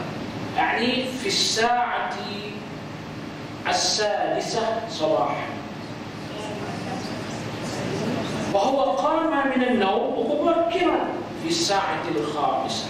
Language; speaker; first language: Arabic; non-native, fluent; Malay